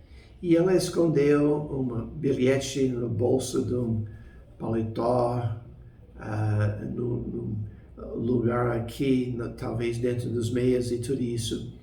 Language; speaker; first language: Portuguese; non-native, fluent; English